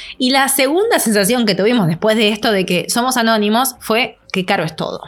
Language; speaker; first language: Spanish; native; Spanish